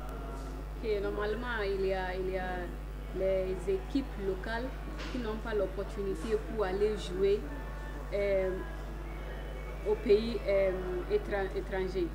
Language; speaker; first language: French; non-native, learner; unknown